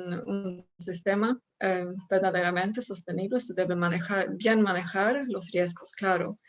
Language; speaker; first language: Spanish; non-native, fluent; Swedish